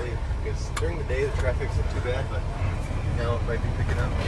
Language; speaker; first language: English; native; English